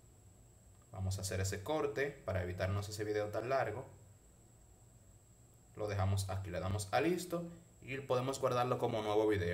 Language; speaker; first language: Spanish; native; Spanish